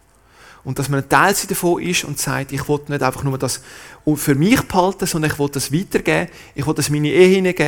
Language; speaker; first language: German; native; German